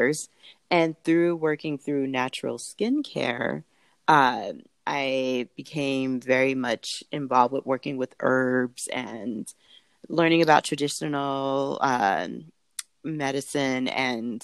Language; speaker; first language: English; native; English